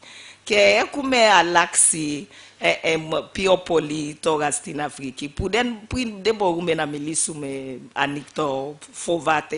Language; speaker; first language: Greek; non-native, fluent; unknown